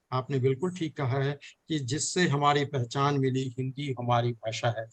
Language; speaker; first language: Hindi; native; Hindi